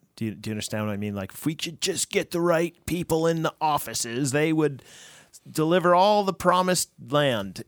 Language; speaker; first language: English; native; English